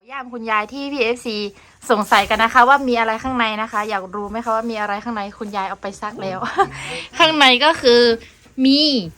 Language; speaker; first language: Thai; native; Thai